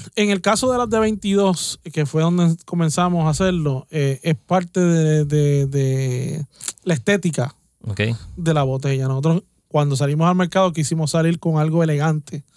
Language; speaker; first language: Spanish; native; Spanish